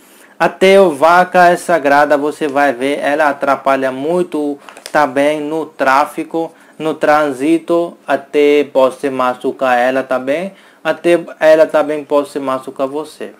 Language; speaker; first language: Portuguese; non-native, learner; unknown